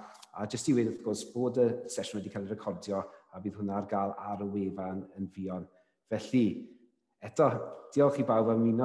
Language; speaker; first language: Welsh; native; Welsh